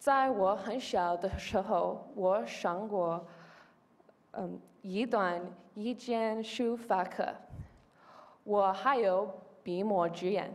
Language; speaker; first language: Chinese; non-native, learner; Polish